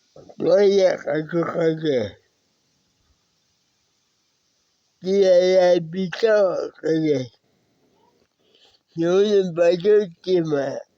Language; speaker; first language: Russian; non-native, local second language; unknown